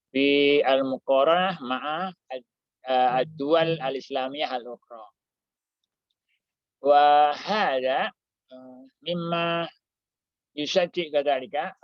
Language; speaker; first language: Arabic; non-native, fluent; Indonesian